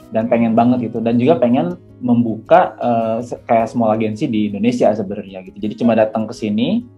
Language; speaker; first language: Indonesian; native; Indonesian